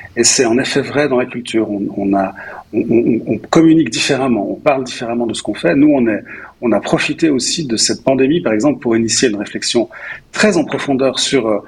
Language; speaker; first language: French; native; French